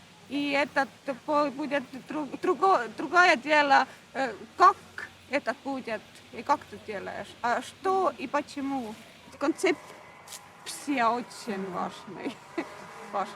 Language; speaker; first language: Russian; non-native, learner; Latvian